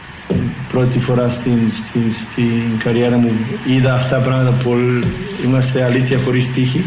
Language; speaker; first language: Greek; non-native, fluent; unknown